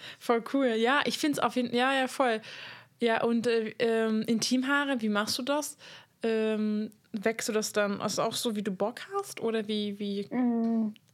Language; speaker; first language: German; non-native, fluent; Hungarian